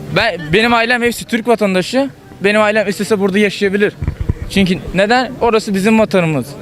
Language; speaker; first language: Turkish; non-native, fluent; Arabic